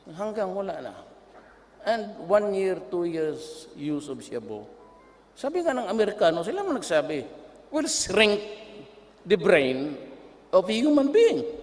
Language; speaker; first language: Filipino; non-native, local second language; Cebuano